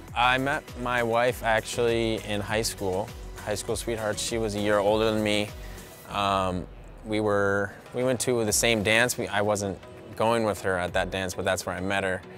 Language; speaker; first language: English; native; English